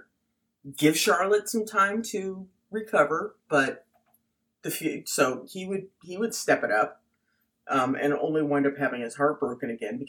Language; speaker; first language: English; native; English